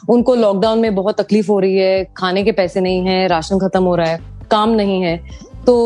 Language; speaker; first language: Hindi; non-native, local second language; Tamil